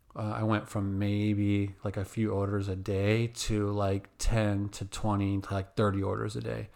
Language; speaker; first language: English; native; English